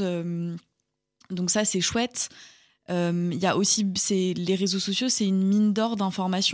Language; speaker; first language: French; native; French